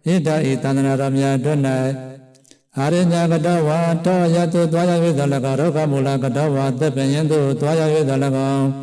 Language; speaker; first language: Burmese; native; Burmese